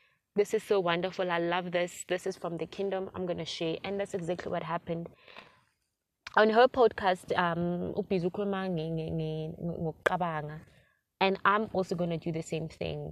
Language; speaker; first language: English; non-native, local second language; Zulu